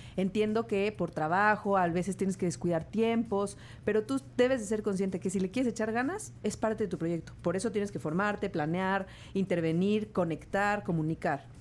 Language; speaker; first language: Spanish; native; Spanish